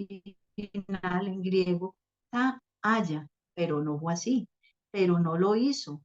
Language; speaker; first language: Spanish; native; Spanish